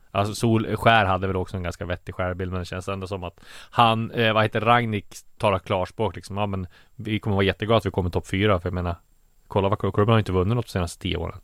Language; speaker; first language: Swedish; native; Swedish